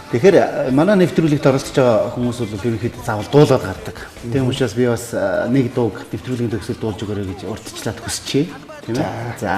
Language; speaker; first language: Mongolian; native; Mongolian